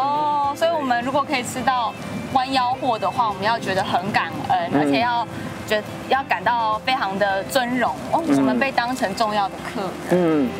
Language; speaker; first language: Chinese; native; Chinese